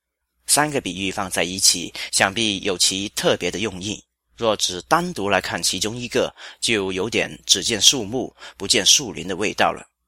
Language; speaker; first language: Chinese; native; Chinese